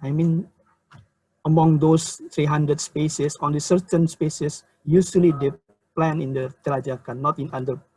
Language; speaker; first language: English; non-native, learner; Indonesian